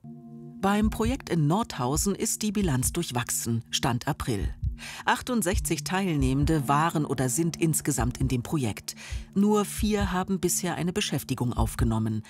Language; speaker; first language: German; native; German